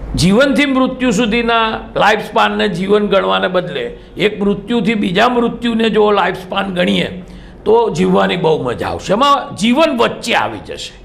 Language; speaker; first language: Gujarati; native; Gujarati